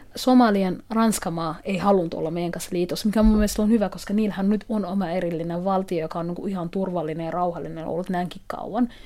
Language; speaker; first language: Finnish; non-native, fluent; Somali